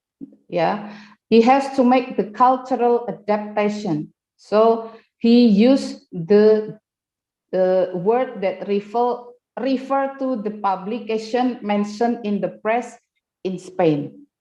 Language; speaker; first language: English; non-native, fluent; Indonesian